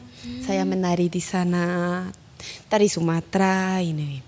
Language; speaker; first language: Indonesian; non-native, learner; Spanish